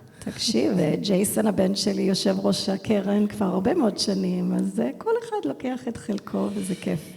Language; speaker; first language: Hebrew; early bilingual, heritage; English